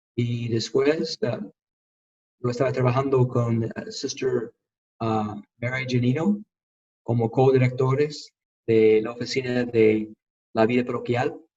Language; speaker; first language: Spanish; non-native, fluent; English